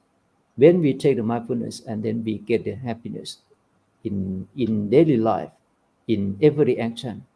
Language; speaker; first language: English; non-native, fluent; Thai